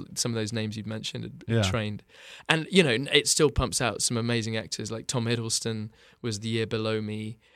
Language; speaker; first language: English; native; English